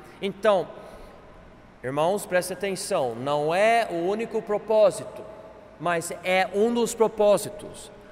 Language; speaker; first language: Portuguese; non-native, fluent; English